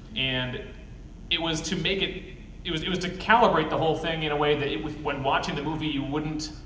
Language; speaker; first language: English; native; English